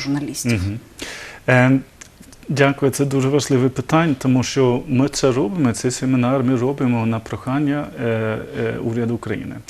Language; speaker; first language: Ukrainian; non-native, learner; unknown